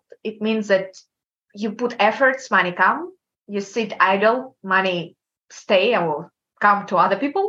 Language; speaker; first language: English; non-native, fluent; Kazakh